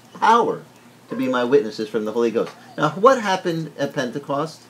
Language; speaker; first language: English; early bilingual, other home language; Italian